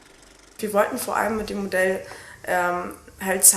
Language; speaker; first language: German; native; German